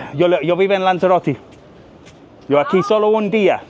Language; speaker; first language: Spanish; non-native, learner; English